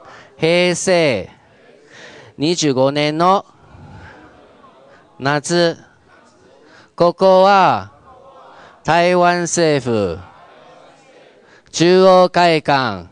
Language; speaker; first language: Japanese; non-native, fluent; Chinese